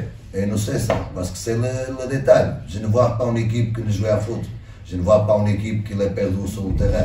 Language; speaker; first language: French; non-native, learner; Portuguese